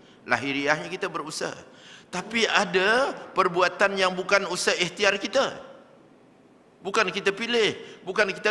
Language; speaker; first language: Malay; native; Malay